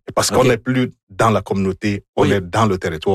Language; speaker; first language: French; non-native, fluent; Igbo